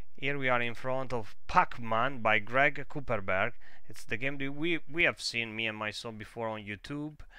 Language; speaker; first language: English; non-native, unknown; Italian